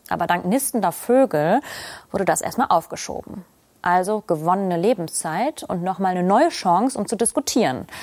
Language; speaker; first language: German; native; German